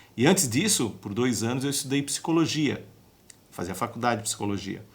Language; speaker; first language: Portuguese; native; Portuguese